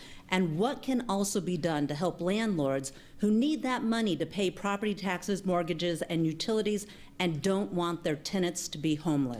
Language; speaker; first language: English; native; English